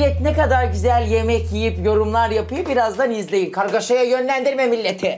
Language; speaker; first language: Turkish; native; Turkish